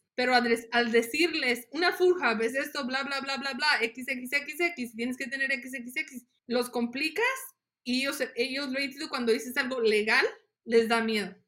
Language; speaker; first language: Spanish; early bilingual, heritage; Spanish